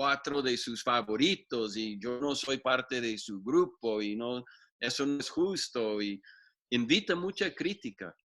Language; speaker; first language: Spanish; non-native, fluent; English